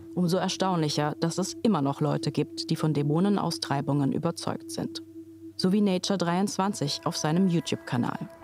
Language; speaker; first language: German; native; German